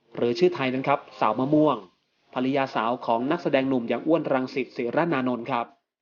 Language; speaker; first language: Thai; native; Thai